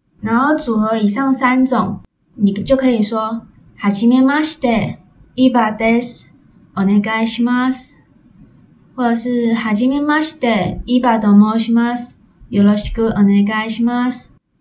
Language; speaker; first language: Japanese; non-native, learner; Chinese